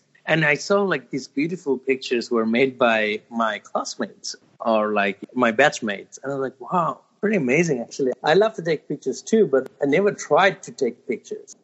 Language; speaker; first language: English; non-native, local second language; Bangla